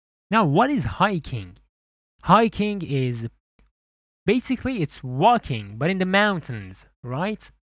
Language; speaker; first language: English; non-native, fluent; Persian